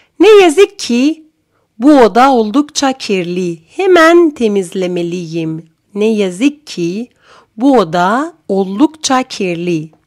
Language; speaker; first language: Turkish; non-native, fluent; Persian